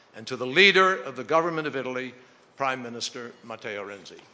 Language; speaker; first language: English; native; English